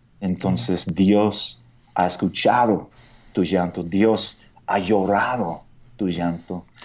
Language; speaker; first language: Spanish; non-native, fluent; English